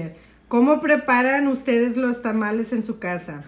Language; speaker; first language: Spanish; early bilingual, heritage; Spanish